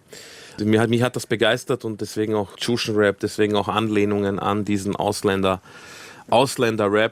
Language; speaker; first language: German; early bilingual, other home language; Croatian